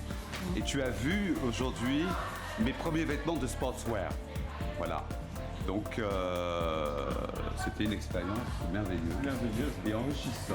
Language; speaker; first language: French; native; French